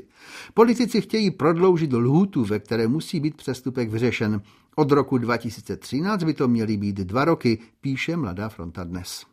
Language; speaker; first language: Czech; native; Czech